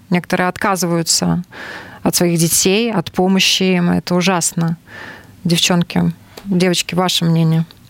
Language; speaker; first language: Russian; native; Russian